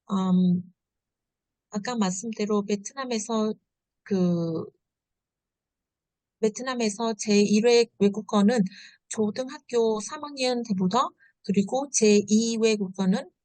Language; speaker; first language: Korean; non-native, fluent; Vietnamese